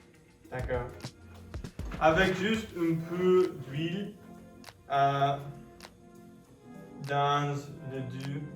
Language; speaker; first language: French; non-native, learner; English